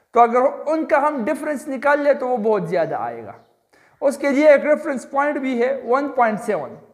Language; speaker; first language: Urdu; non-native, local second language; Pashto